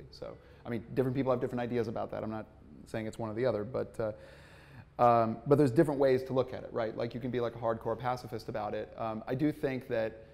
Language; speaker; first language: English; native; English